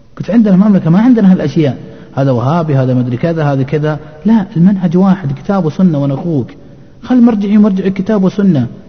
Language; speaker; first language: Arabic; native; Arabic